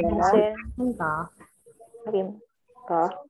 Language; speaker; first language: Japanese; non-native, learner; Indonesian